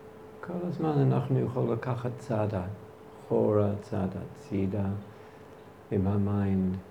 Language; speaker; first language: Hebrew; non-native, fluent; English